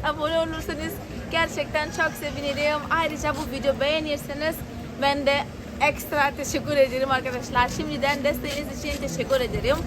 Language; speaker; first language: Turkish; non-native, fluent; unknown